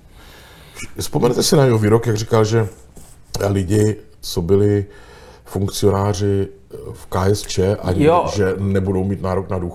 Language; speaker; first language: Czech; native; Czech